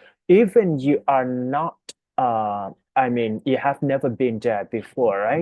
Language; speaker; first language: English; non-native, fluent; Thai